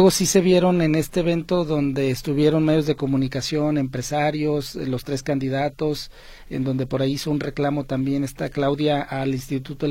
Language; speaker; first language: Spanish; native; Spanish